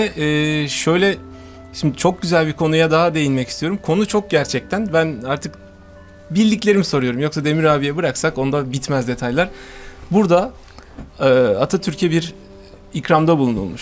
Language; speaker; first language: Turkish; native; Turkish